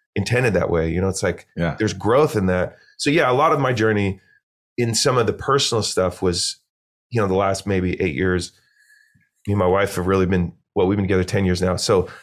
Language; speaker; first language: English; native; English